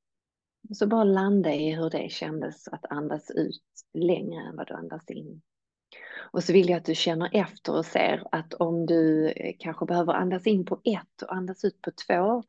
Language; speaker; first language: Swedish; native; Swedish